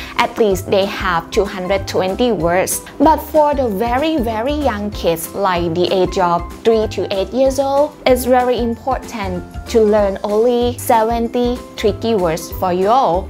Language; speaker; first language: English; non-native, fluent; Thai